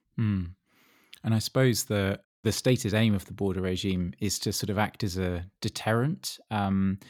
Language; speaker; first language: English; native; English